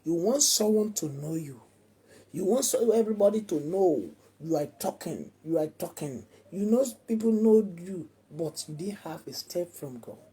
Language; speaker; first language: English; non-native, local second language; Yoruba